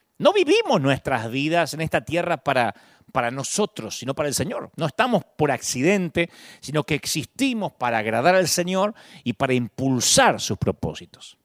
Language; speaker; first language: Spanish; native; Spanish